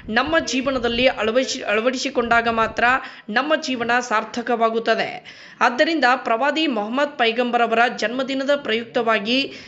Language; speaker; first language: Kannada; native; Kannada